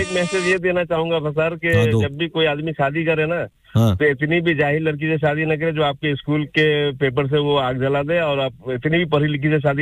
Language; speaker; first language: Hindi; native; Hindi